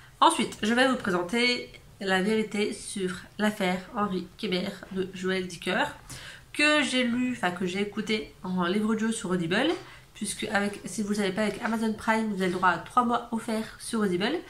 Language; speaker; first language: French; native; French